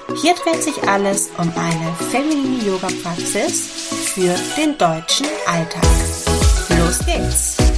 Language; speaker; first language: German; native; German